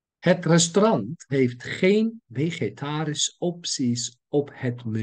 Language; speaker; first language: Dutch; non-native, fluent; Turkish